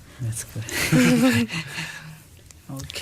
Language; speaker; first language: English; non-native, fluent; Chinese